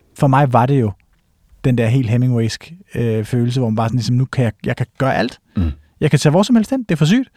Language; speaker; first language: Danish; native; Danish